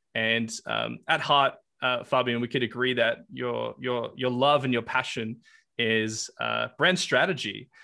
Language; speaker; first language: English; native; English